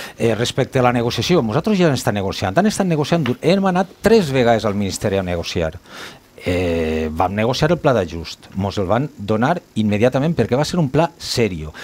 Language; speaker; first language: Catalan; native; Catalan